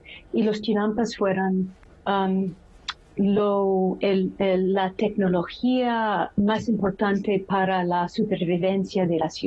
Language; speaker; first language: Spanish; non-native, fluent; English